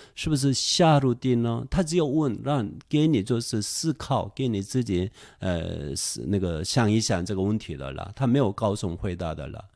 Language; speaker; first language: Chinese; non-native, fluent; Korean